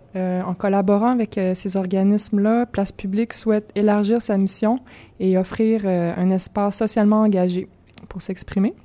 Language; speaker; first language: French; native; French